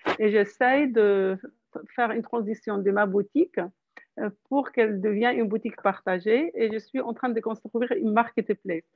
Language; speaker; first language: French; non-native, local second language; Arabic